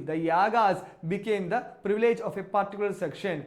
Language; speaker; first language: English; non-native, local second language; Malayalam